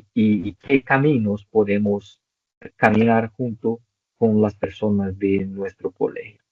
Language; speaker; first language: Spanish; non-native, local second language; Portuguese